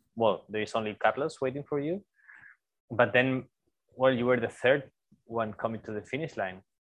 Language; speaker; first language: English; non-native, fluent; Spanish